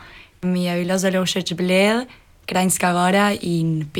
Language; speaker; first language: Slovenian; early bilingual, heritage; Spanish